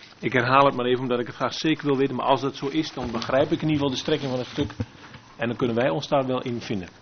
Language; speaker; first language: Dutch; native; Dutch